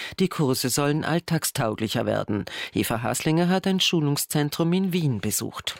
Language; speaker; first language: German; native; German